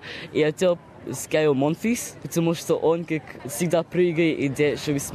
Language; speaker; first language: Russian; early bilingual, heritage; Russian